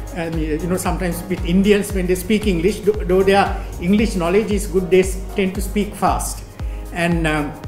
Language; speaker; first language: English; non-native, local second language; Sinhala